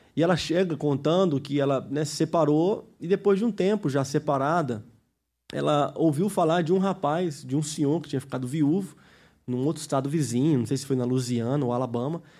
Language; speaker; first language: Portuguese; early bilingual, heritage; Portuguese